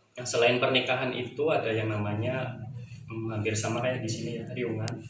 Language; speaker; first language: Indonesian; non-native, local second language; Javanese